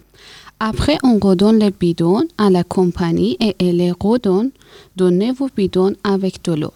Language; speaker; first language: French; non-native, learner; Persian